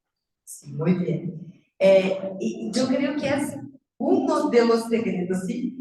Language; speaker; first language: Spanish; non-native, learner; Portuguese